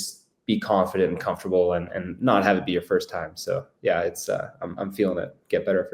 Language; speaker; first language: English; native; English